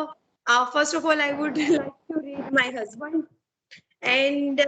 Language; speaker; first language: English; non-native, learner; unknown